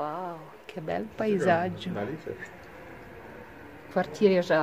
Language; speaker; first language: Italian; non-native, fluent; Russian